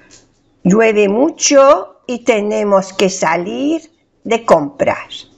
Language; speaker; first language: Spanish; non-native, fluent; French